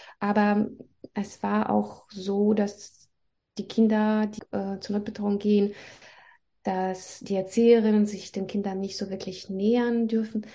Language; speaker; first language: German; non-native, fluent; Russian